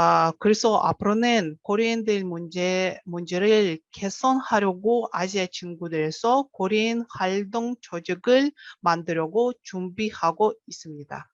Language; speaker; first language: Korean; non-native, fluent; Russian